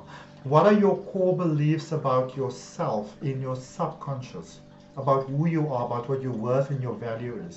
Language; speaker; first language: English; native; English